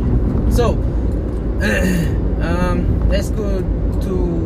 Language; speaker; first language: English; non-native, local second language; Malay